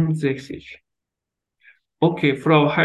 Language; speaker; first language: German; non-native, learner; Turkish